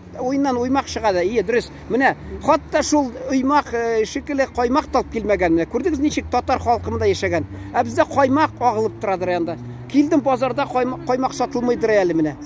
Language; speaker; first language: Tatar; native; Tatar